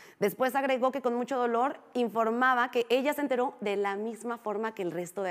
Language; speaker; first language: Spanish; native; Spanish